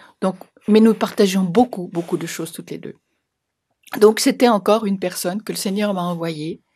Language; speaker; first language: French; native; French